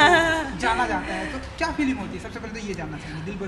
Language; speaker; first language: Hindi; native; Hindi